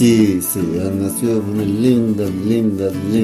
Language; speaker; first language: Spanish; non-native, learner; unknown